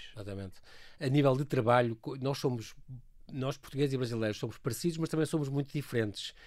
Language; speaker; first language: Portuguese; native; Portuguese